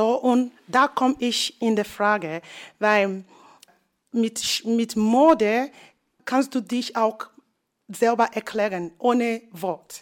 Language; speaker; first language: German; non-native, learner; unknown